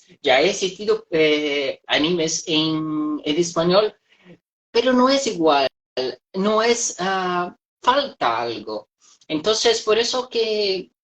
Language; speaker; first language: Spanish; non-native, fluent; Portuguese